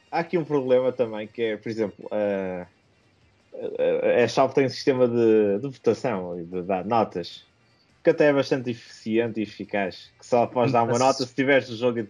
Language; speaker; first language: Portuguese; native; Portuguese